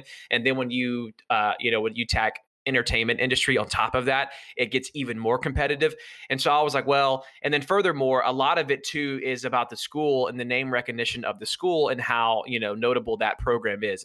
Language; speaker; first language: English; native; English